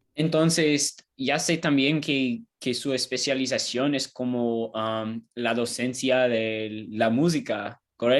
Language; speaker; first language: Spanish; non-native, learner; English